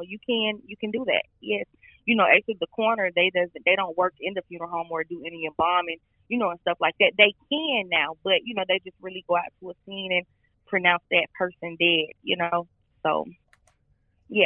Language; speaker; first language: English; native; English